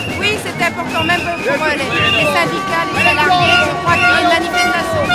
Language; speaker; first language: French; native; French